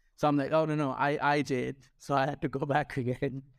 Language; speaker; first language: English; non-native, local second language; Sinhala